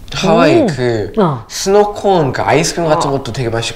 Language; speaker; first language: Korean; early bilingual, other home language; English